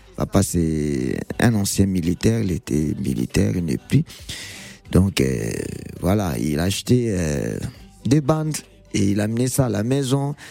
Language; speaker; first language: French; non-native, local second language; Lingala